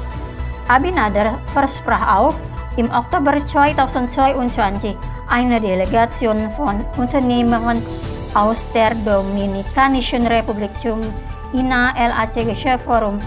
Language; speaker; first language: German; non-native, fluent; Indonesian